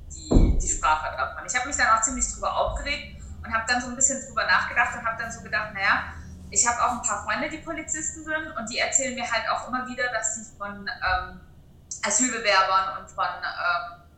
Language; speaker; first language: German; native; German